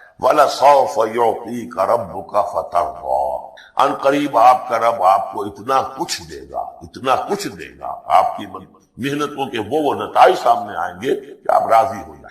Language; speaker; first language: Urdu; native; Urdu